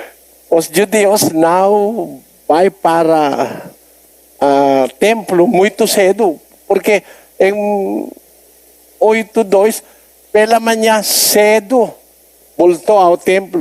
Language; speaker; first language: Portuguese; non-native, learner; Filipino